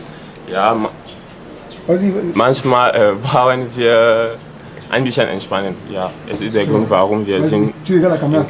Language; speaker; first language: German; non-native, learner; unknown